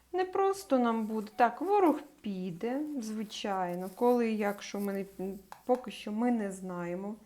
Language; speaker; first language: Ukrainian; non-native, local second language; Russian